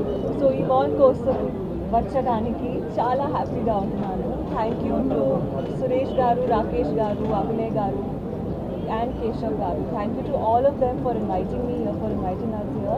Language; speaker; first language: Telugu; non-native, learner; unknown